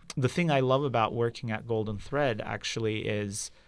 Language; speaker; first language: English; non-native, fluent; Turkish